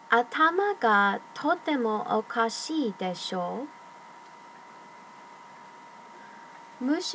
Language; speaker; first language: Japanese; non-native, learner; English